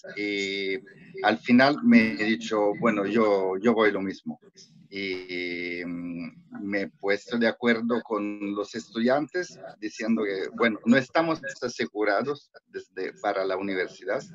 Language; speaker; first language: Spanish; non-native, fluent; Italian